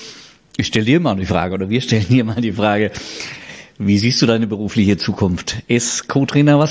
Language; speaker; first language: German; native; German